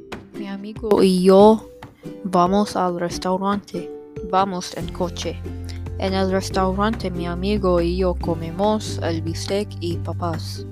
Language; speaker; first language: Spanish; non-native, learner; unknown